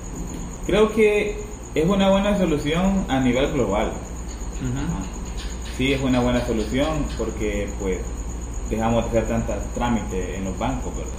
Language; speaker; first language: Spanish; native; Spanish